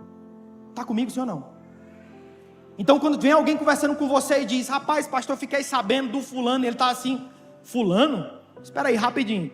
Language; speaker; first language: Portuguese; native; Portuguese